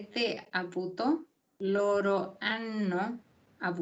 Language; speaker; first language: Italian; non-native, learner; Spanish